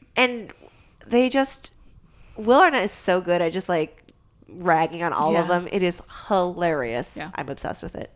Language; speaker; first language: English; early bilingual, other home language; Chinese